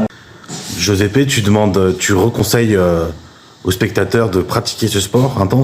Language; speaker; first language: French; native; French